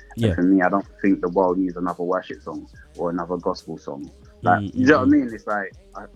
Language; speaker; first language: English; native; English